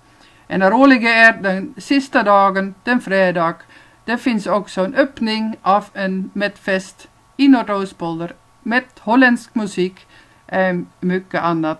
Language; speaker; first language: Swedish; non-native, fluent; Dutch